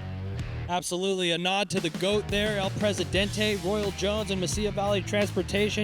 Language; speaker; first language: English; native; English